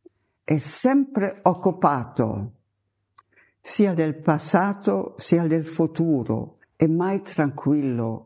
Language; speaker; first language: Italian; non-native, fluent; German